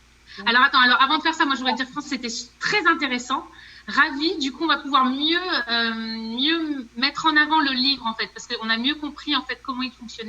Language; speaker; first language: French; native; French